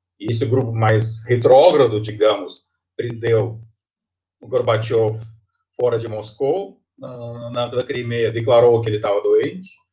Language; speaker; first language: Portuguese; non-native, fluent; Russian